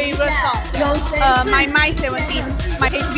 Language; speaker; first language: English; non-native, local second language; Malay